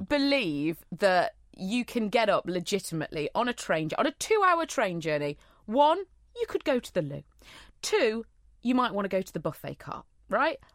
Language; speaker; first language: English; native; English